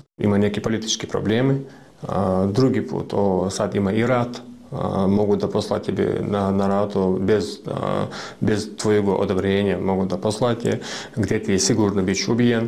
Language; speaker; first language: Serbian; non-native, learner; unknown